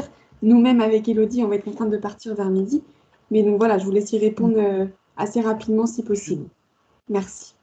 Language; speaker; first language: French; native; French